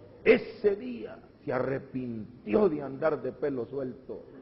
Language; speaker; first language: Spanish; native; Spanish